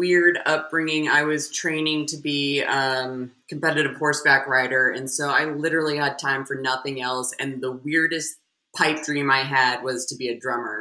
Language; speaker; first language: English; native; English